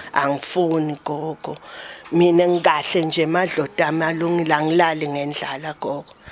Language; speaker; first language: Zulu; non-native, local second language; Swati